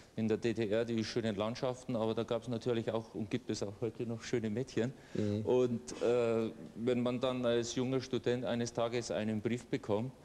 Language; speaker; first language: German; native; German